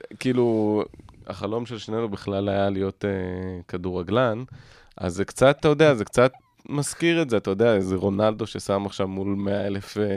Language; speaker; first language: Hebrew; native; Hebrew